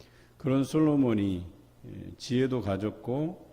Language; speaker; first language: Korean; native; Korean